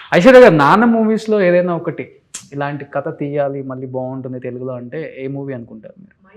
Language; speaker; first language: Telugu; native; Telugu